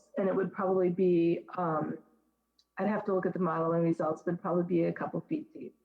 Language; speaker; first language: English; native; English